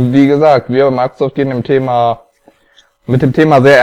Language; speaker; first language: German; native; German